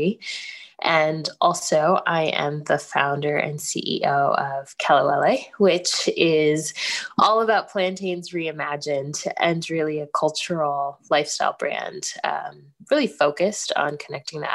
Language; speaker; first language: English; native; English